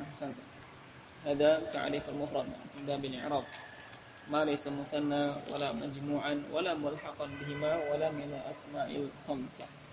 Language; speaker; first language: Arabic; non-native, fluent; Indonesian